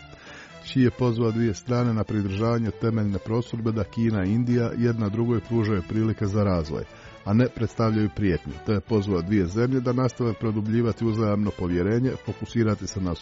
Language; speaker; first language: Croatian; non-native, fluent; Chinese